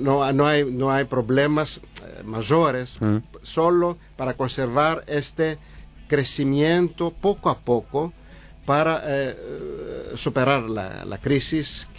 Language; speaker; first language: Spanish; non-native, learner; Greek